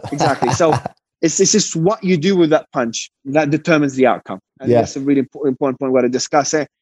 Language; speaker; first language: English; early bilingual, other home language; Arabic